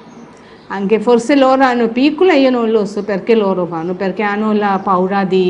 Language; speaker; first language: Italian; non-native, learner; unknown